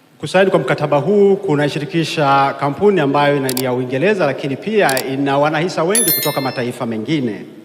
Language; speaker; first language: Swahili; native; Swahili